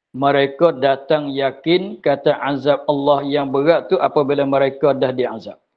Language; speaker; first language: Malay; native; Malay